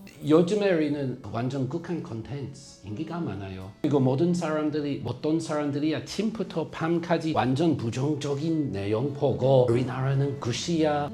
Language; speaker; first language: Korean; non-native, fluent; English